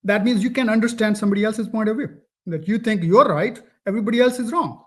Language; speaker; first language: English; non-native, local second language; Punjabi